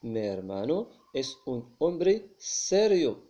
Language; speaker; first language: Spanish; non-native, fluent; Arabic